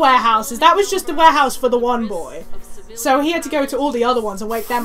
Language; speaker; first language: English; native; English